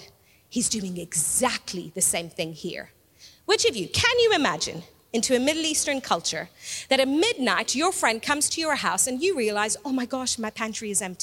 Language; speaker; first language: English; native; English